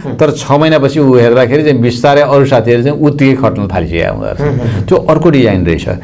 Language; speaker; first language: Nepali; native; Nepali